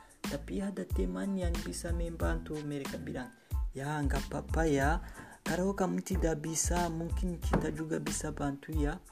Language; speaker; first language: Indonesian; non-native, learner; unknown